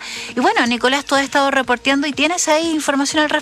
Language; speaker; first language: Spanish; native; Spanish